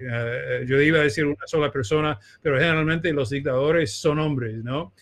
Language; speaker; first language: Spanish; non-native, fluent; English